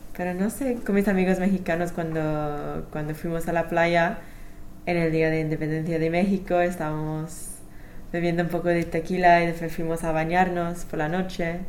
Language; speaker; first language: Spanish; non-native, fluent; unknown